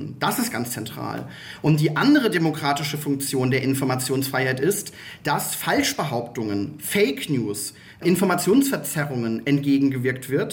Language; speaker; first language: German; native; German